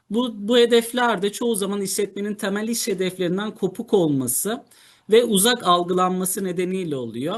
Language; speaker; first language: Turkish; native; Turkish